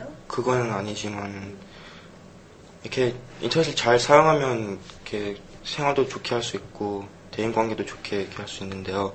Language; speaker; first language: Korean; early bilingual, heritage; Korean